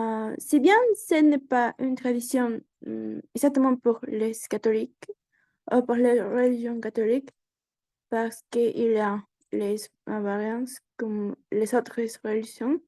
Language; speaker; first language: French; non-native, learner; Spanish